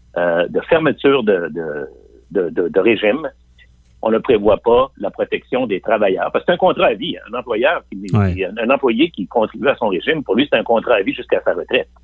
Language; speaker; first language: French; native; French